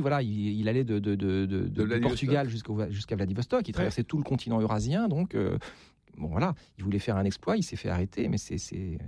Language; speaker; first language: French; native; French